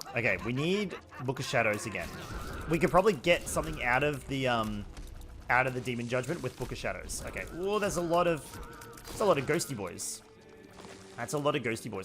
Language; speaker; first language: English; native; English